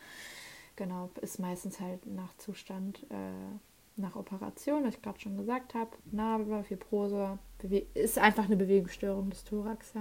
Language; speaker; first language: German; native; German